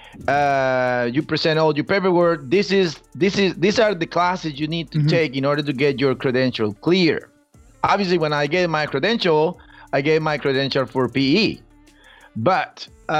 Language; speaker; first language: English; non-native, fluent; Spanish